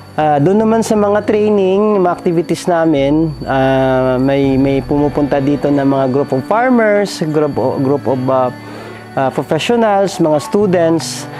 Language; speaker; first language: Filipino; non-native, local second language; Hiligaynon